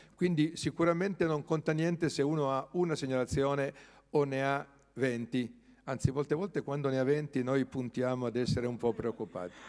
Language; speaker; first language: Italian; native; Italian